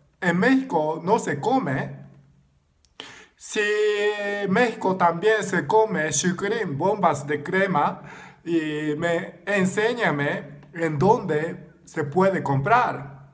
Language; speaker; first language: Spanish; non-native, learner; Japanese